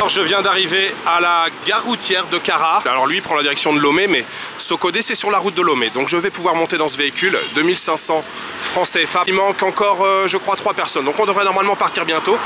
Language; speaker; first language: French; native; French